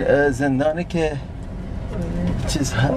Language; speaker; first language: Persian; native; Persian